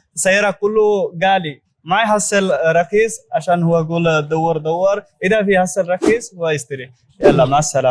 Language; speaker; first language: Arabic; non-native, learner; Bangla